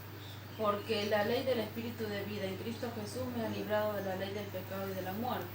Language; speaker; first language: Spanish; native; Spanish